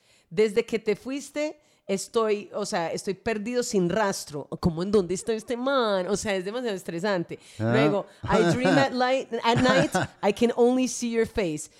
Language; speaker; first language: Spanish; native; Spanish